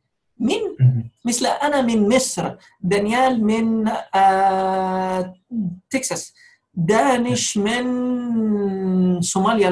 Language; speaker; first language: Arabic; non-native, fluent; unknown